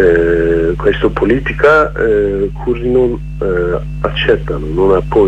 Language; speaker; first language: Italian; non-native, learner; Kurdish